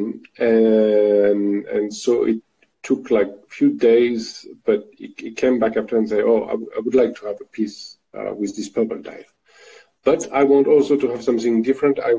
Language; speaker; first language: English; non-native, fluent; French